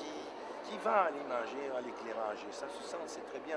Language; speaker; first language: French; native; French